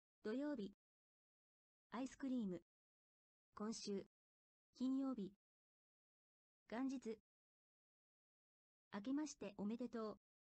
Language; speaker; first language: Japanese; non-native, learner; English